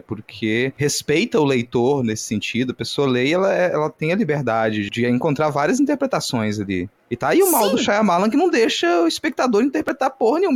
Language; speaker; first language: Portuguese; native; Portuguese